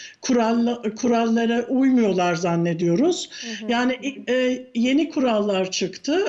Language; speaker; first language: Turkish; early bilingual, heritage; Turkish